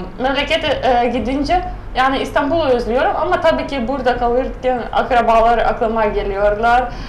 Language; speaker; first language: Turkish; non-native, fluent; Russian